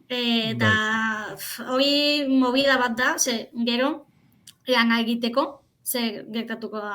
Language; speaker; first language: Basque; non-native, fluent; Catalan